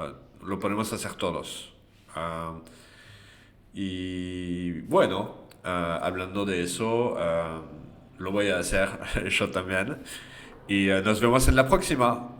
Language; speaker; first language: Spanish; non-native, fluent; French